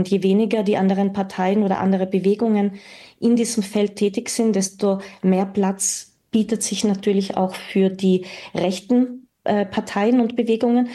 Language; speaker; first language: German; native; German